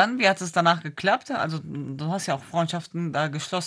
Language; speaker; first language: German; native; German